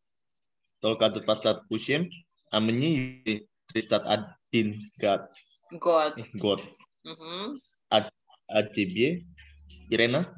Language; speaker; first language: Russian; non-native, learner; Indonesian